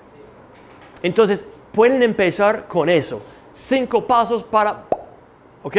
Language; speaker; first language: Spanish; non-native, fluent; English